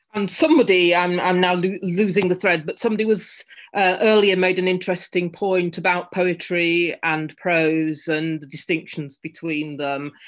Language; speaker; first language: English; native; English